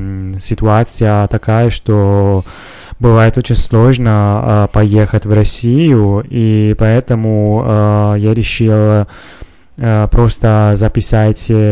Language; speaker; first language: Russian; non-native, fluent; Italian